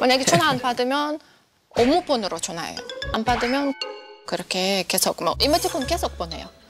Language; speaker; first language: Korean; non-native, fluent; Russian